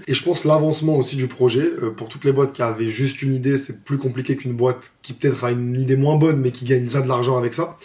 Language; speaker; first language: French; native; French